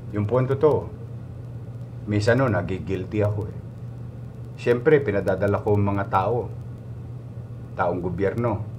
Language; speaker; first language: Filipino; native; Filipino